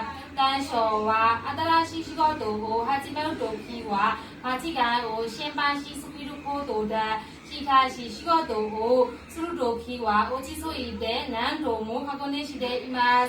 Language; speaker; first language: Japanese; non-native, learner; Burmese